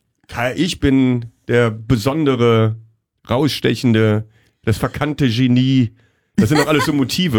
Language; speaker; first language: German; native; German